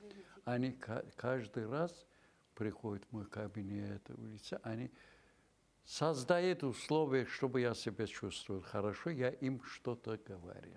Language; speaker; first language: Russian; non-native, local second language; Azerbaijani